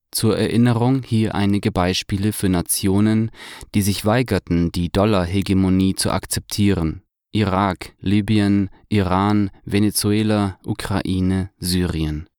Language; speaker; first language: German; native; German